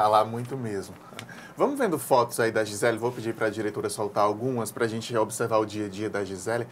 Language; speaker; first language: Portuguese; native; Portuguese